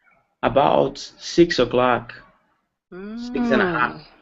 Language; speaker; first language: English; non-native, learner; Portuguese